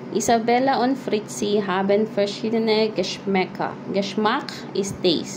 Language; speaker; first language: German; non-native, fluent; Filipino